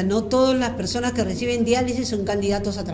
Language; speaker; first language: Spanish; native; Spanish